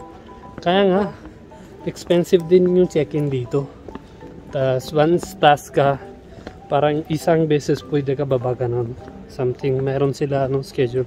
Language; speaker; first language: Filipino; non-native, learner; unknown